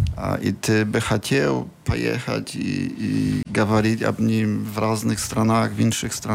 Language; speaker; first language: Russian; non-native, learner; Polish